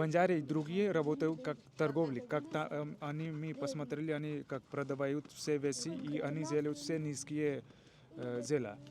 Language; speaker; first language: Russian; non-native, learner; Hindi